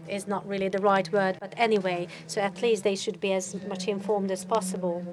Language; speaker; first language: English; non-native, fluent; Hungarian